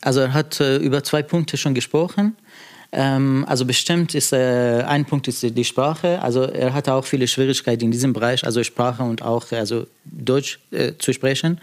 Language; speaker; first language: German; non-native, fluent; Persian